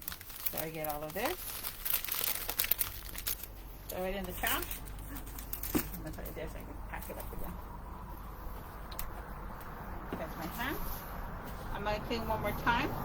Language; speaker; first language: English; native; English